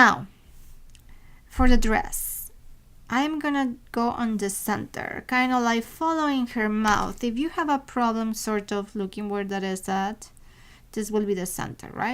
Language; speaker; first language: English; non-native, fluent; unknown